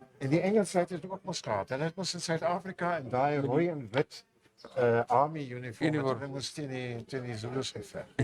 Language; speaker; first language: Afrikaans; non-native, local second language; German